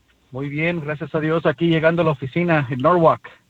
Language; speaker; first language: Spanish; early bilingual, heritage; Spanish